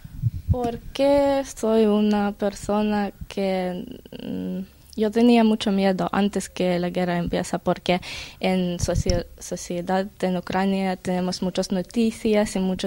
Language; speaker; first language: Spanish; non-native, learner; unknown